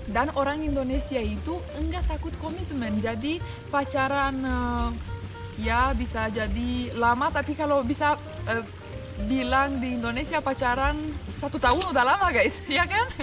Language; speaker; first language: Indonesian; non-native, fluent; Romanian